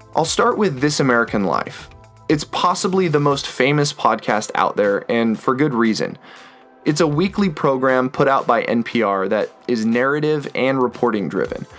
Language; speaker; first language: English; native; English